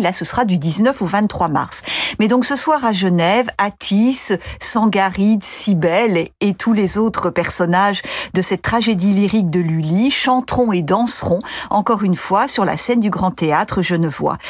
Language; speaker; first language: French; native; French